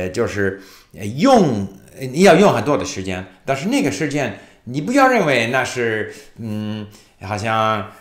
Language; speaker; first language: Chinese; non-native, fluent; English